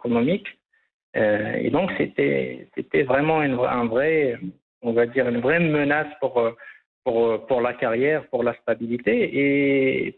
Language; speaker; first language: French; non-native, local second language; Arabic